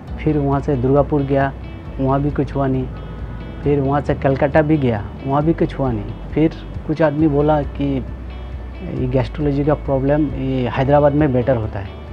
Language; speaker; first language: Hindi; non-native, local second language; Bangla